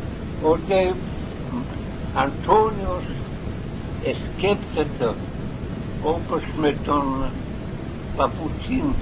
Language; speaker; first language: Greek; non-native, learner; Russian